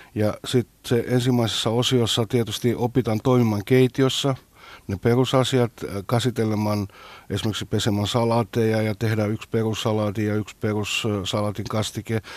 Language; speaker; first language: Finnish; non-native, fluent; Greek